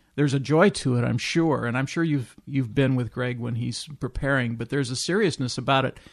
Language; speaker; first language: English; native; English